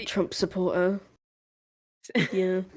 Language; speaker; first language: English; native; English